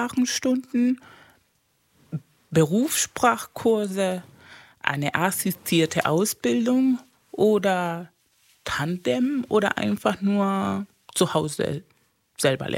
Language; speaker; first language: German; non-native, fluent; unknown